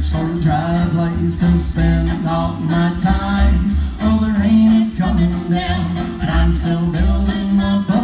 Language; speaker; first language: English; native; English